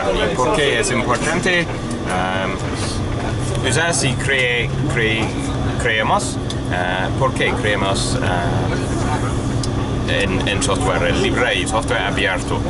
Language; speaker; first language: Spanish; non-native, learner; English